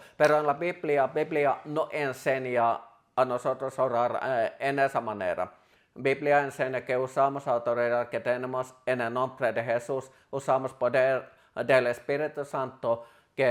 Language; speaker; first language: Spanish; non-native, fluent; Finnish